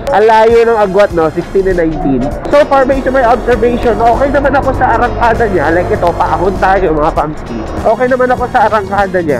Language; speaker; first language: Filipino; non-native, local second language; Hiligaynon